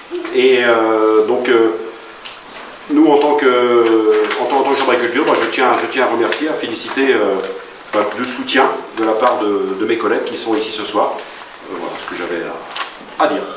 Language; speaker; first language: French; native; French